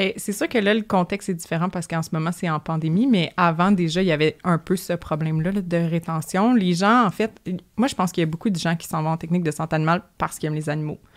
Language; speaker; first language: French; native; French